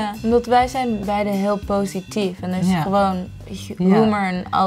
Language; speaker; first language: Dutch; early bilingual, heritage; English